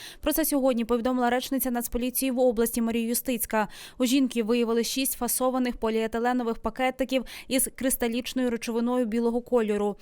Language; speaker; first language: Ukrainian; native; Ukrainian